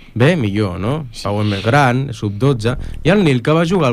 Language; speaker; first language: Catalan; native; Catalan